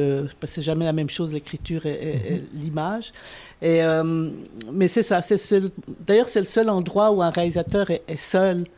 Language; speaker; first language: French; native; French